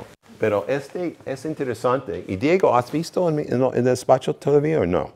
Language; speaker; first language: Spanish; non-native, fluent; English